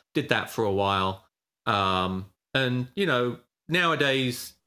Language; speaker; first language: English; native; English